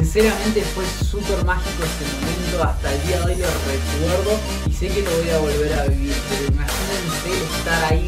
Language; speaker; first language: Spanish; native; Spanish